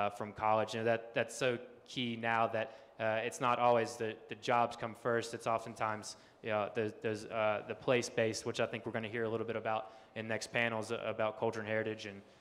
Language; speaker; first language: English; native; English